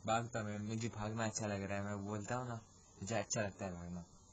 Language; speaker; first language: Hindi; native; Hindi